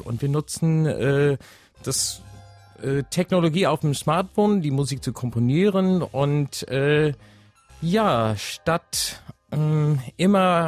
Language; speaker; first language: German; non-native, fluent; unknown